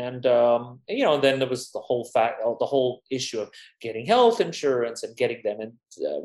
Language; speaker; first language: English; native; English